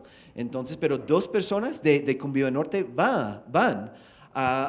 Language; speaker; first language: Spanish; non-native, fluent; English